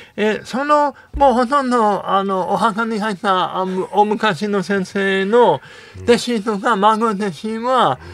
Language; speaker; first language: Japanese; non-native, fluent; English